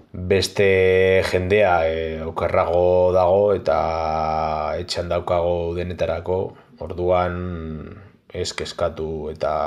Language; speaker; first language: Basque; non-native, learner; Spanish